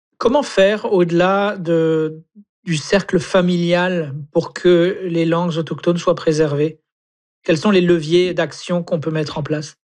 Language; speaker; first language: French; native; French